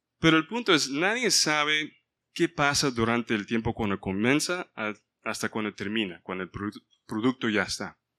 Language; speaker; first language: Spanish; early bilingual, heritage; Spanish